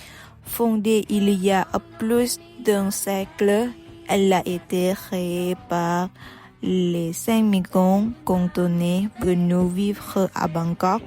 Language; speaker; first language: French; non-native, learner; Thai